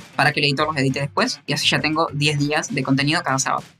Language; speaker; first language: Spanish; native; Spanish